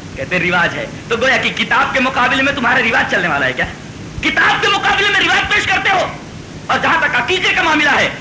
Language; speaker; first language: Urdu; native; Urdu